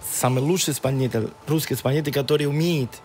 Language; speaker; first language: Russian; non-native, learner; Spanish